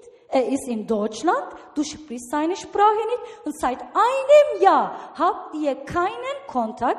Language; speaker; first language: German; non-native, learner; Turkish